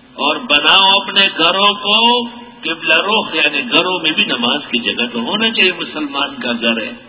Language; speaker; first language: Urdu; non-native, local second language; Pashto